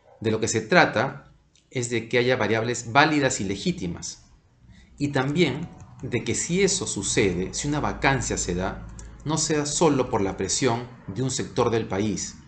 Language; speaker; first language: Spanish; native; Spanish